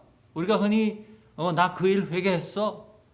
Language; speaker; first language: Korean; native; Korean